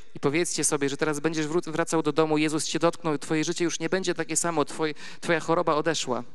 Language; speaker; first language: Polish; native; Polish